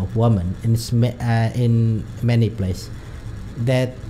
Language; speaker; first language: English; non-native, learner; Indonesian